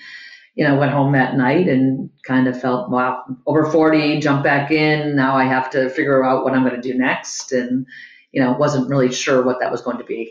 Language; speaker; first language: English; native; English